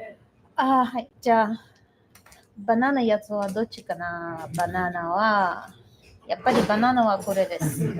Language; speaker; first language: Japanese; non-native, learner; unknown